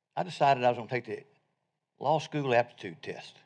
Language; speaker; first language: English; native; English